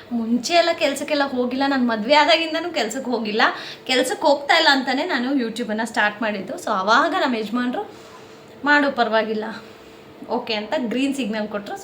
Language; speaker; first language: Kannada; non-native, local second language; Telugu